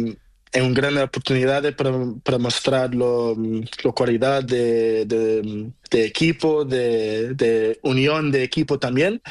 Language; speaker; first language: Spanish; non-native, learner; Portuguese